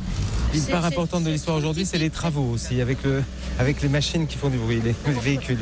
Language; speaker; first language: French; native; French